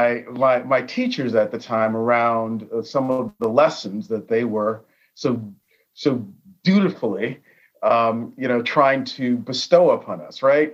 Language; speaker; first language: English; native; English